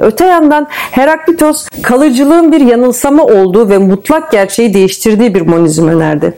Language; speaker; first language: Turkish; native; Turkish